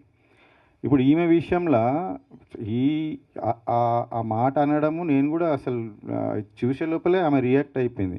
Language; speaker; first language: Telugu; native; Telugu